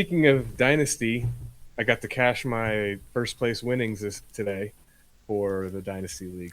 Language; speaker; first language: English; native; English